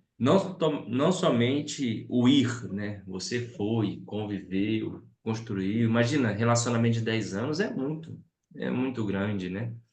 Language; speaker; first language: Portuguese; native; Portuguese